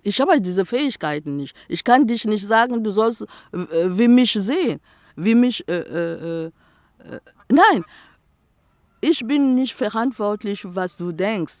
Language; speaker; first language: German; non-native, local second language; French